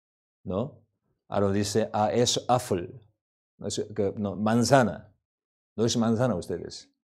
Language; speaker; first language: Spanish; non-native, learner; Korean